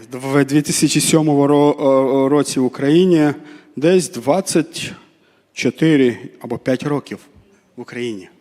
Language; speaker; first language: Ukrainian; non-native, fluent; Armenian